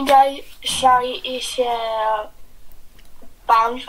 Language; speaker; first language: Chinese; non-native, learner; English